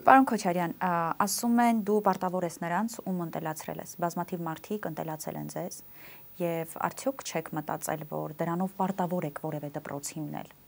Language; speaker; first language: Armenian; native; Armenian